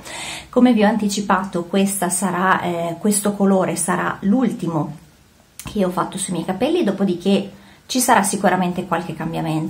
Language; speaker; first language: Italian; native; Italian